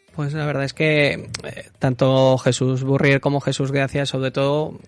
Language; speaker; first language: Spanish; native; Spanish